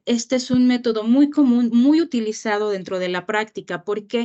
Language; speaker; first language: Spanish; native; Spanish